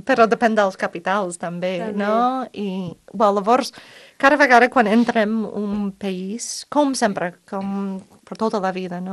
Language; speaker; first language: Catalan; non-native, fluent; English